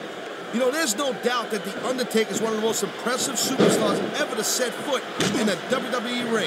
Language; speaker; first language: English; native; English